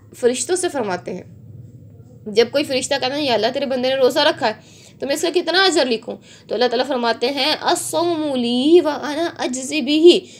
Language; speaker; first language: Urdu; native; Urdu